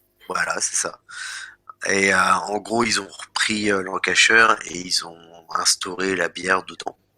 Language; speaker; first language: French; native; French